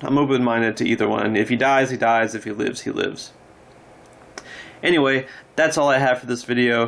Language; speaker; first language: English; native; English